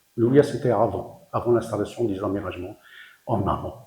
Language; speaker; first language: French; non-native, local second language; Arabic